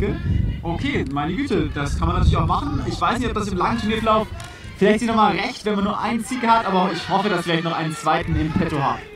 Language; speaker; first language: German; native; German